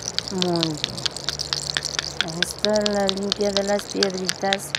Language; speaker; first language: Spanish; native; Spanish